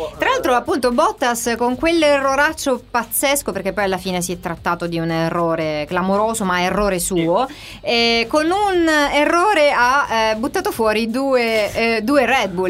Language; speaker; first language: Italian; native; Italian